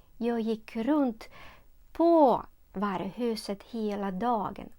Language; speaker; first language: Swedish; non-native, fluent; Ukrainian